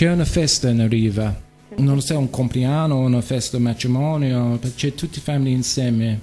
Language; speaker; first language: Italian; non-native, learner; English